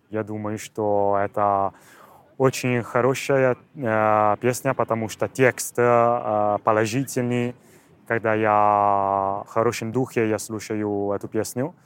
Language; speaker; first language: Russian; non-native, fluent; Italian